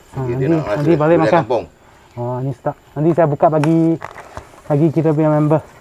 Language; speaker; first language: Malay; non-native, local second language; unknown